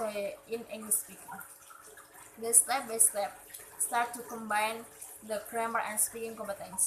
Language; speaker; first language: English; non-native, learner; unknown